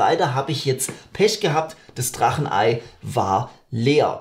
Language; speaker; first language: German; native; German